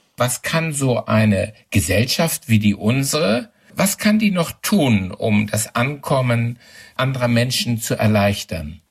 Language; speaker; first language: German; native; German